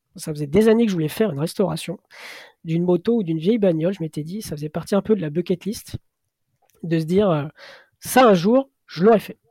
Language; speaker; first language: French; native; French